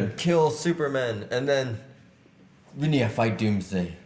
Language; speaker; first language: English; native; English